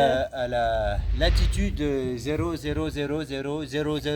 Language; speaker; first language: French; native; French